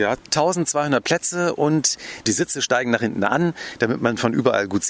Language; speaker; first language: German; native; German